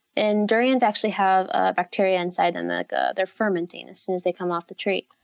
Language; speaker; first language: English; native; English